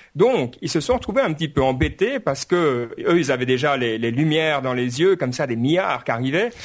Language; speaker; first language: French; native; French